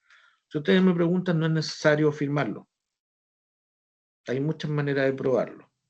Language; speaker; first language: Spanish; native; Spanish